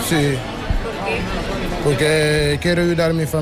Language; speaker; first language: Spanish; non-native, learner; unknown